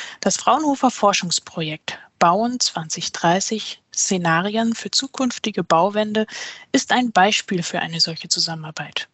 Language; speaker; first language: German; native; German